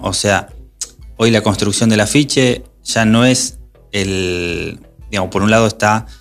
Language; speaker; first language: Spanish; native; Spanish